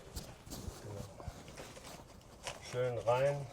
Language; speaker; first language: German; native; German